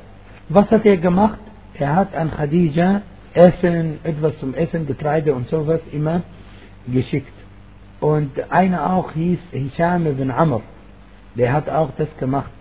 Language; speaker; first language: German; non-native, fluent; Arabic